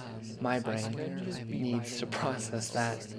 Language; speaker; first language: English; native; English